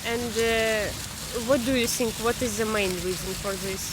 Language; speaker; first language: English; non-native, learner; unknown